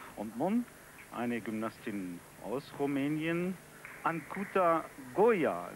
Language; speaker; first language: German; native; German